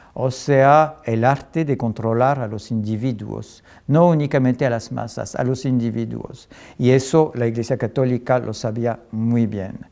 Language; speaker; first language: Spanish; non-native, fluent; French